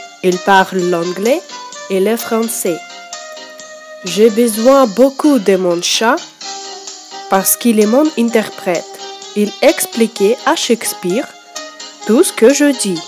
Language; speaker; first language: French; non-native, learner; Russian